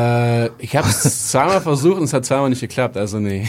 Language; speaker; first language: German; native; German